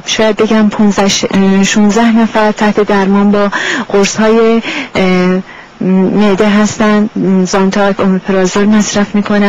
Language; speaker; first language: Persian; native; Persian